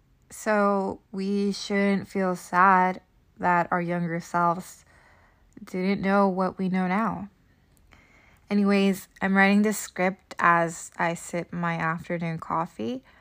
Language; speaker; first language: English; native; English